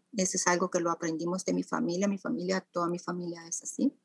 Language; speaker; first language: Spanish; native; Spanish